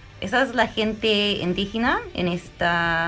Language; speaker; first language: Spanish; non-native, learner; English